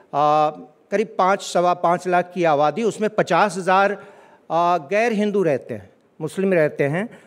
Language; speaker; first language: Hindi; native; Hindi